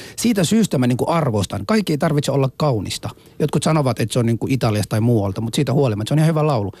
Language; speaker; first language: Finnish; non-native, fluent; Somali